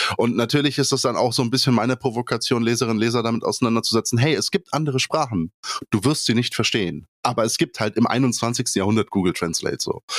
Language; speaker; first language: German; early bilingual, other home language; Polish